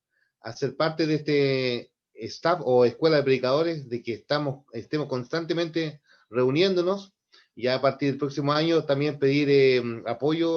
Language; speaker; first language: Spanish; native; Spanish